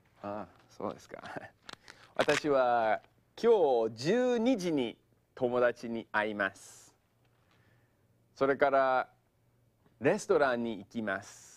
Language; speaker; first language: Japanese; non-native, fluent; English